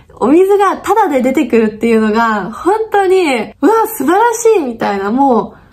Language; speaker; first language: Japanese; non-native, fluent; German